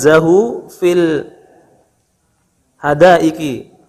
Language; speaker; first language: Arabic; non-native, learner; Indonesian